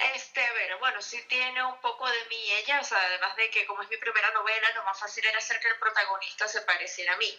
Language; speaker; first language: Spanish; native; Spanish